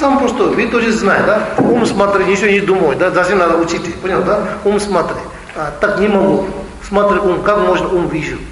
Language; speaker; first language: Russian; non-native, learner; Tibetan